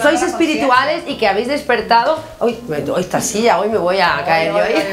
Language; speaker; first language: Spanish; native; Spanish